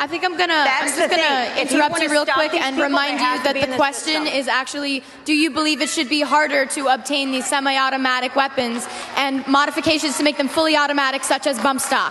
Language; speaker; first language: English; native; English